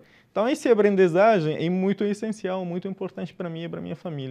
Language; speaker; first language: Portuguese; non-native, fluent; Arabic